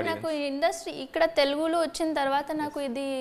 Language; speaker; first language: Telugu; non-native, fluent; Hindi